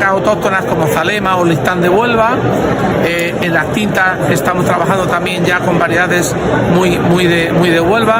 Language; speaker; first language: Spanish; native; Spanish